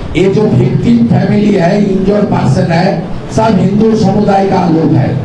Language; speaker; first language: Hindi; non-native, local second language; Bangla